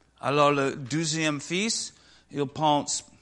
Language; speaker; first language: French; non-native, learner; English